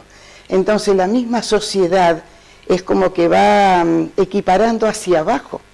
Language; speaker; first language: Spanish; native; Spanish